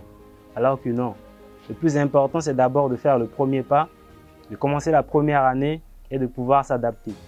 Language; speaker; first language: French; non-native, local second language; Sango